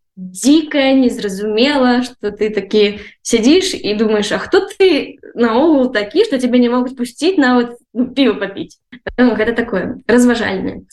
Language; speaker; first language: Belarusian; native; Belarusian